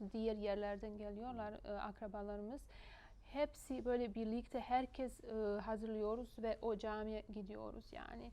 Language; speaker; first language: Turkish; non-native, fluent; Bosnian